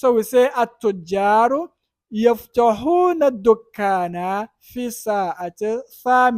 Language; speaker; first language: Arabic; non-native, fluent; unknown